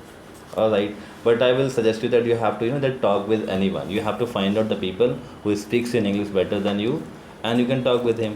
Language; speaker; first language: English; non-native, local second language; Hindi